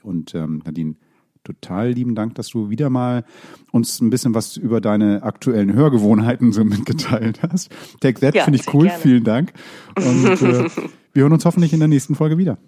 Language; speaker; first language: German; native; German